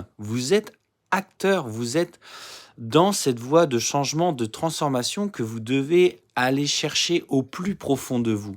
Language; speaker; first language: French; native; French